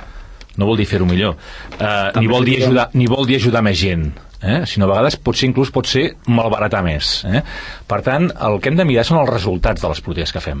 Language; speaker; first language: Catalan; native; Catalan